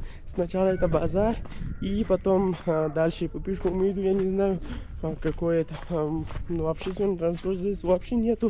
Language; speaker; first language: Russian; non-native, learner; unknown